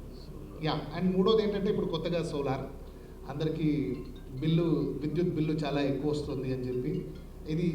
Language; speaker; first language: Telugu; native; Telugu